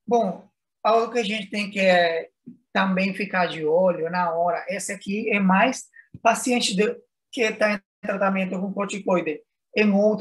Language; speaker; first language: Portuguese; non-native, fluent; Spanish